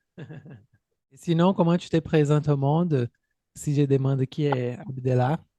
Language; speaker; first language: French; non-native, fluent; Portuguese